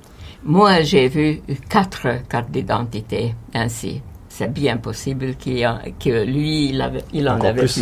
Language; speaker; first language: French; non-native, fluent; Hungarian